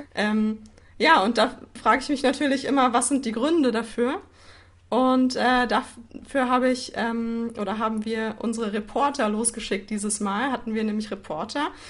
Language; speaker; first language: German; native; German